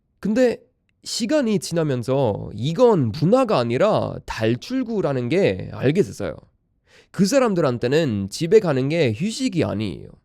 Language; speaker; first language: Korean; non-native, fluent; Swedish